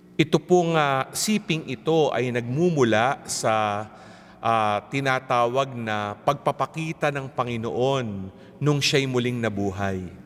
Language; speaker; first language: Filipino; native; Filipino